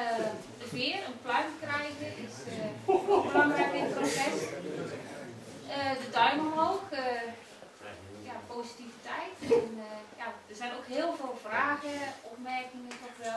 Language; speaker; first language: Dutch; native; Dutch